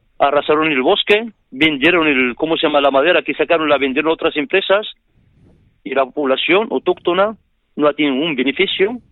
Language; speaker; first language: Spanish; non-native, fluent; Riffian